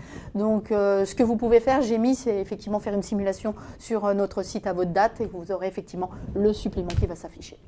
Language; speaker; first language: French; native; French